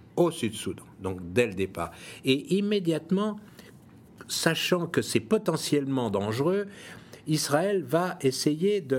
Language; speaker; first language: French; native; French